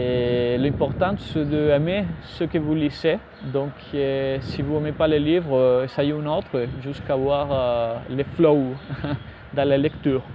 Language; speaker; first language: French; non-native, fluent; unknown